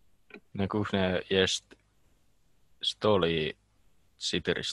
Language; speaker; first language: Russian; non-native, learner; Finnish